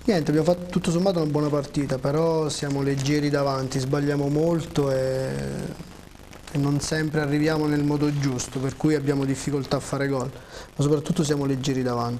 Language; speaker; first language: Italian; native; Italian